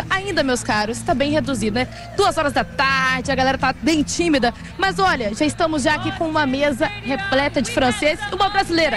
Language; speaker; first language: Portuguese; native; Portuguese